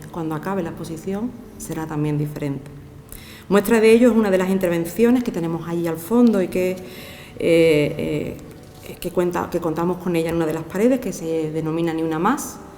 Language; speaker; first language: Spanish; native; Spanish